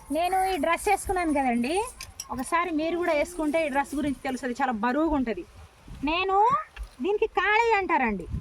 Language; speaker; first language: Telugu; non-native, local second language; Lambadi